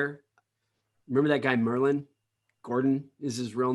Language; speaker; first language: English; native; English